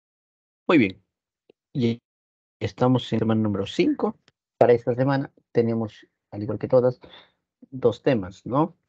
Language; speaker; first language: Spanish; native; Spanish